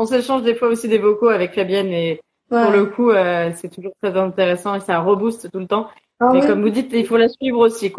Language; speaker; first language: French; native; French